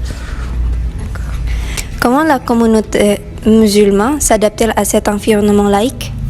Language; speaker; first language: French; non-native, learner; Indonesian